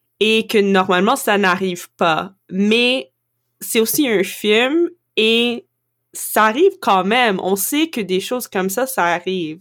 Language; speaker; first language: French; non-native, local second language; English